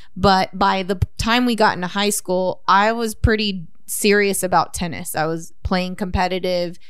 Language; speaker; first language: English; native; English